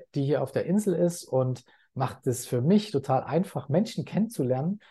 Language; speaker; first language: German; native; German